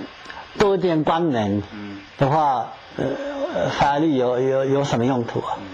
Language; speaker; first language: Chinese; non-native, fluent; English